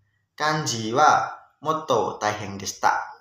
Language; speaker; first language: Japanese; non-native, learner; Indonesian